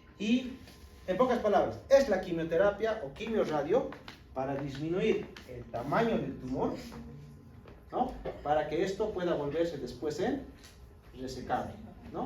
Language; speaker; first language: Spanish; native; Spanish